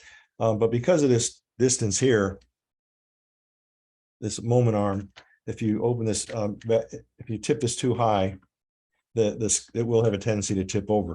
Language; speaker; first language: English; native; English